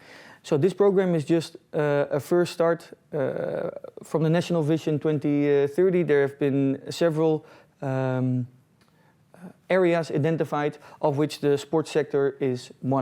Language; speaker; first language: English; non-native, fluent; Dutch